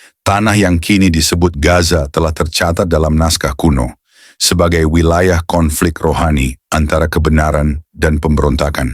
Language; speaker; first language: Indonesian; native; Indonesian